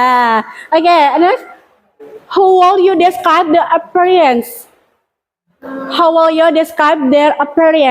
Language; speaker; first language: English; non-native, learner; Indonesian